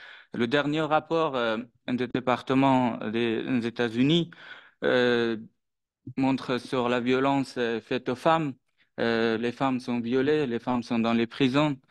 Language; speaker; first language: French; non-native, fluent; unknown